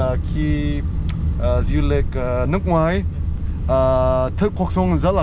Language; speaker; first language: Vietnamese; non-native, learner; English